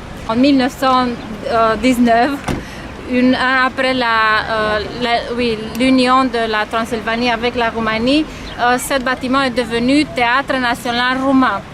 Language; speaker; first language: French; non-native, fluent; Romanian